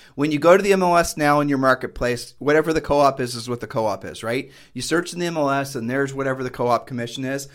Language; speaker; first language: English; native; English